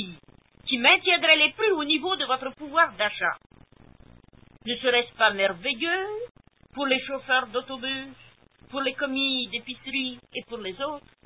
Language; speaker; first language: French; native; French